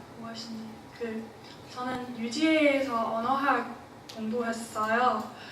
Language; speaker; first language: Korean; non-native, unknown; English